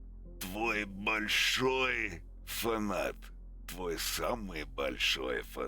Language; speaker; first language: Russian; non-native, learner; English